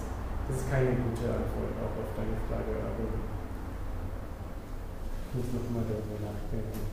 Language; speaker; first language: German; non-native, fluent; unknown